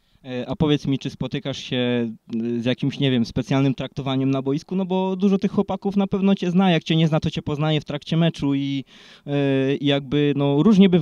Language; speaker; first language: Polish; native; Polish